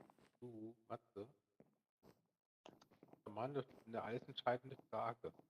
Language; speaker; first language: German; native; German